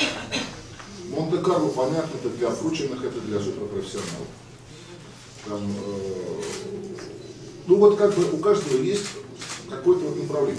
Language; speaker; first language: Russian; native; Russian